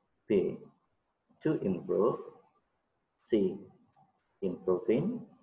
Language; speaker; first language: English; non-native, fluent; Indonesian